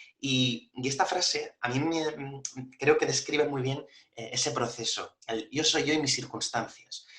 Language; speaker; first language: Spanish; early bilingual, other home language; Arabic